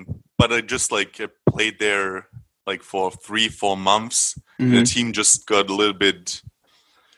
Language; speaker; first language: English; non-native, fluent; German